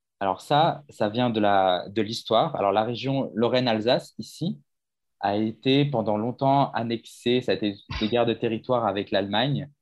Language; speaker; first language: French; native; French